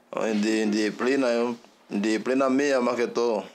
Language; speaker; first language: Spanish; native; Spanish